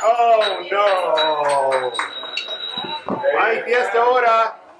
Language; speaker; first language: Spanish; non-native, learner; English